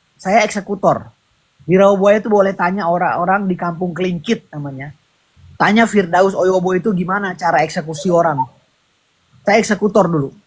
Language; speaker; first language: Indonesian; native; Indonesian